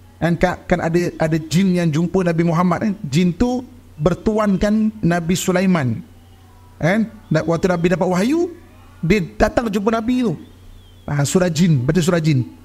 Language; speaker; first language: Malay; native; Malay